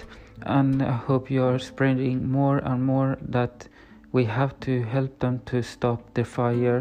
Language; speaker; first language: English; non-native, learner; Swedish